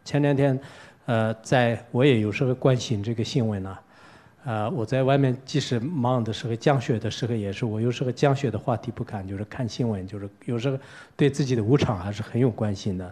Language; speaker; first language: Chinese; non-native, local second language; Tibetan